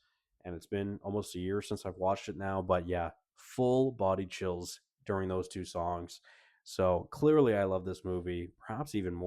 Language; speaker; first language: English; native; English